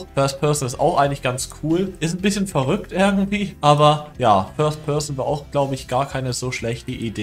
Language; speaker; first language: German; native; German